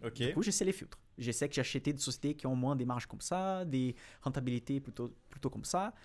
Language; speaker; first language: French; non-native, fluent; Portuguese